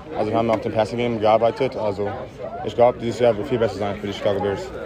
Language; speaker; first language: German; early bilingual, heritage; English